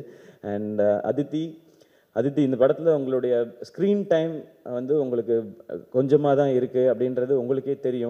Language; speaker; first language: Tamil; native; Tamil